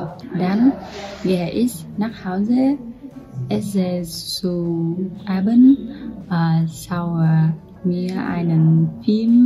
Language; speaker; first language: German; non-native, learner; Vietnamese